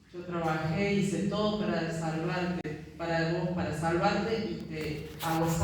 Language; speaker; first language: Spanish; native; Spanish